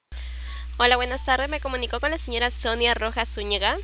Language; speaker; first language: Spanish; native; Spanish